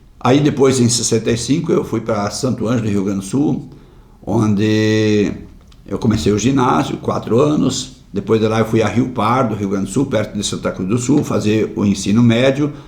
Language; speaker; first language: Portuguese; non-native, local second language; German